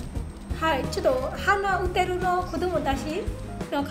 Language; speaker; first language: Japanese; non-native, learner; Burmese